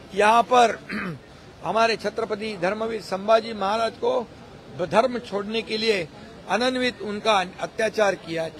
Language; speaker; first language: Hindi; non-native, local second language; Marathi